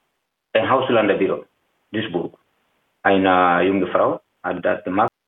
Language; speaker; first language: German; non-native, learner; Fula